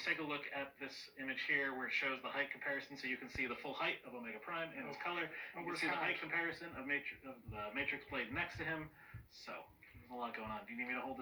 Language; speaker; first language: English; native; English